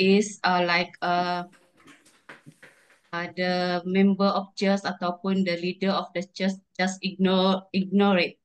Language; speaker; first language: English; non-native, learner; Malay